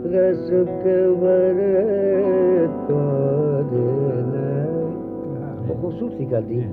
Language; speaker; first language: Urdu; non-native, local second language; Punjabi